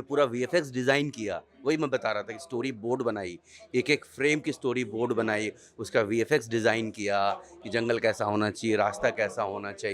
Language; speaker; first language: Hindi; native; Hindi